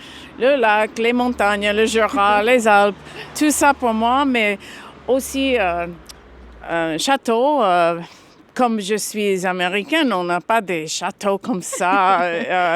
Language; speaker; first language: French; non-native, fluent; English